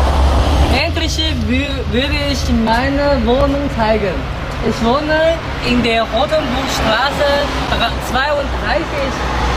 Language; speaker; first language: German; non-native, learner; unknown